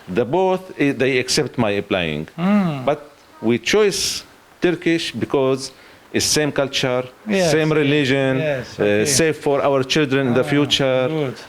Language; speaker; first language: English; non-native, learner; Arabic